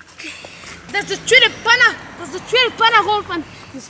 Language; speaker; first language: Dutch; non-native, local second language; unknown